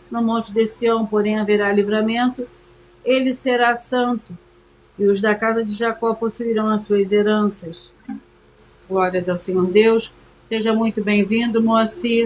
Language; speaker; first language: Portuguese; native; Portuguese